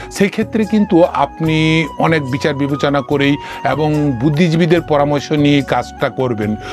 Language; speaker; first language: Bangla; non-native, local second language; Kok Borok